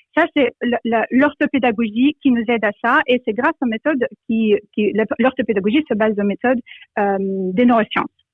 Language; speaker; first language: French; non-native, fluent; Russian